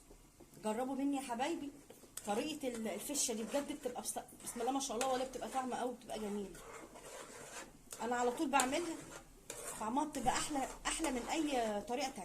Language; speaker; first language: Arabic; native; Arabic